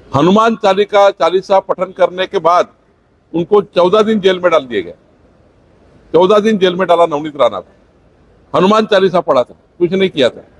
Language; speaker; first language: Hindi; non-native, local second language; Marathi